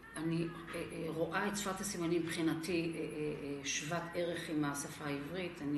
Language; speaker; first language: Hebrew; non-native, local second language; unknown